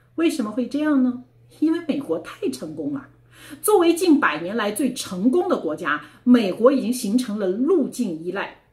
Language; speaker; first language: Chinese; native; Chinese